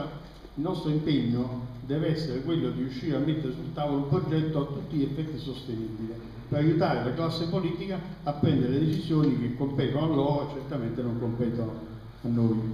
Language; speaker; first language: Italian; native; Italian